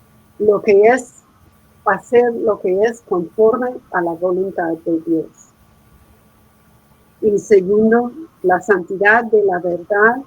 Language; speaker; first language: Spanish; non-native, fluent; English